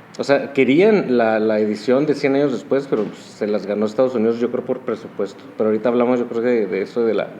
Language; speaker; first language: Spanish; native; Spanish